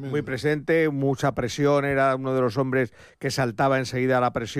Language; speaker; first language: Spanish; native; Spanish